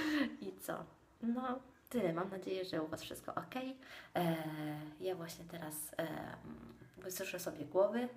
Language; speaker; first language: Polish; non-native, fluent; Italian